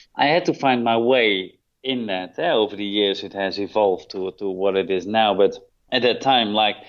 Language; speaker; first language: English; non-native, fluent; Dutch